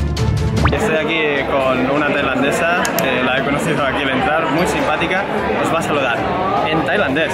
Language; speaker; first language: Spanish; non-native, local second language; Catalan